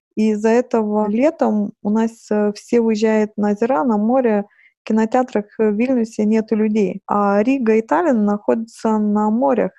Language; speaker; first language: Russian; non-native, fluent; Lithuanian